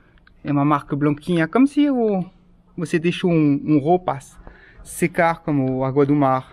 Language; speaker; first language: Portuguese; non-native, fluent; French